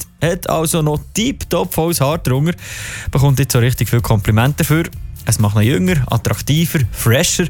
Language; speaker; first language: German; native; German